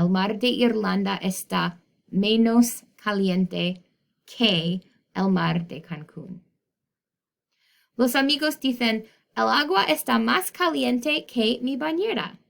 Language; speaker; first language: Spanish; non-native, fluent; English